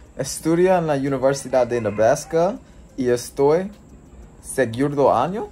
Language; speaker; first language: Spanish; non-native, learner; English